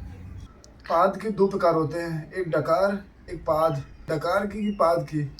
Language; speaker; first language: Hindi; native; Hindi